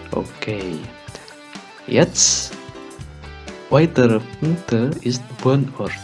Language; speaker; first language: German; non-native, learner; Indonesian